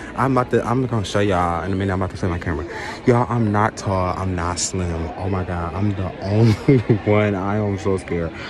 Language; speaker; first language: English; native; English